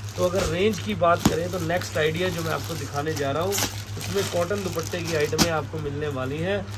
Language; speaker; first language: Hindi; non-native, local second language; Punjabi